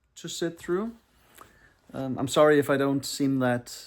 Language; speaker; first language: English; non-native, fluent; Danish